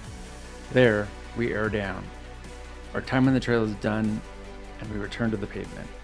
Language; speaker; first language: English; native; English